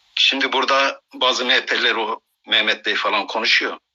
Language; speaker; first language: Turkish; non-native, local second language; Kurdish